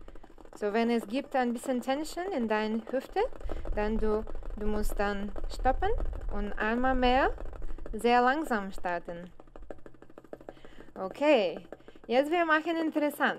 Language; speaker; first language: German; non-native, learner; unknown